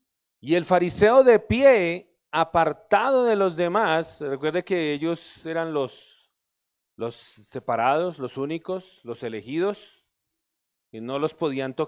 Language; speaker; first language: Spanish; native; Spanish